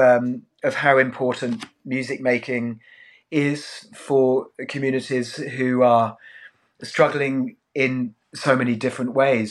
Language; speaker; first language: English; native; English